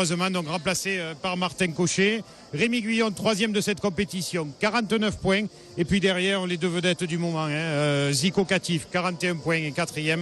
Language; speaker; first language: French; native; French